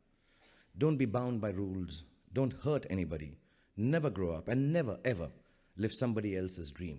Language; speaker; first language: English; non-native, local second language; Hindi